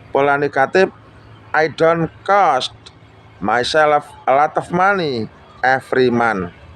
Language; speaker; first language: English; non-native, learner; Indonesian